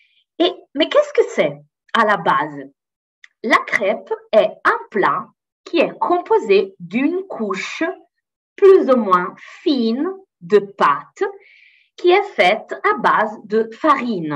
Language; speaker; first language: French; non-native, fluent; Italian